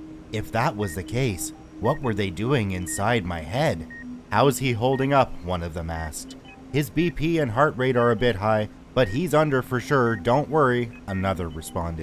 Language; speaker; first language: English; native; English